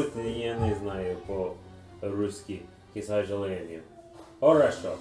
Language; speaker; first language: Russian; non-native, learner; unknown